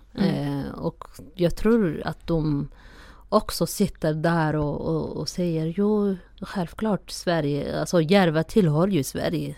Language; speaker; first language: Swedish; non-native, fluent; Somali